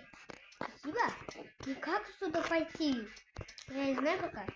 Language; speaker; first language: Russian; non-native, local second language; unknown